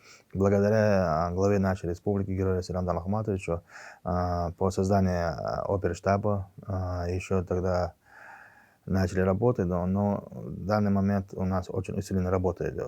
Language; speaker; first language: Russian; non-native, local second language; Chechen